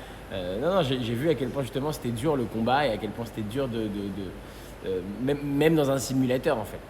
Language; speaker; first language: French; native; French